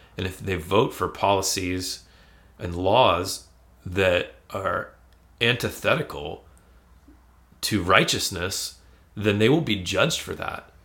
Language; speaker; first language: English; native; English